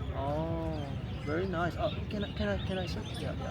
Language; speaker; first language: English; non-native, learner; Korean